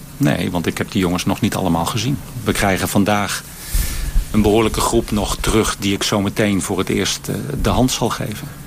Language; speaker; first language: Dutch; native; Dutch